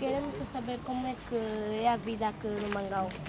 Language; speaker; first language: Portuguese; native; Portuguese